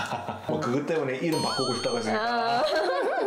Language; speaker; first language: Korean; native; Korean